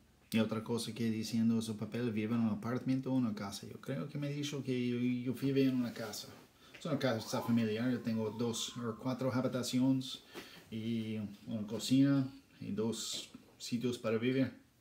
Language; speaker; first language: Spanish; non-native, learner; English